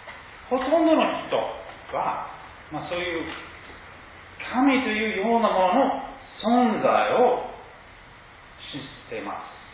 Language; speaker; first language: Japanese; non-native, fluent; English